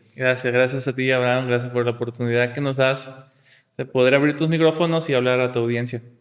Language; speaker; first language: Spanish; native; Spanish